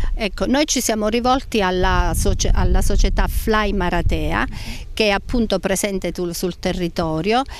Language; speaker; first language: Italian; native; Italian